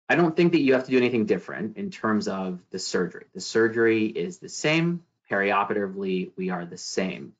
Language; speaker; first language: English; native; English